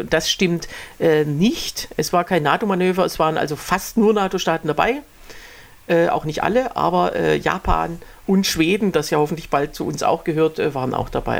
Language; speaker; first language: German; native; German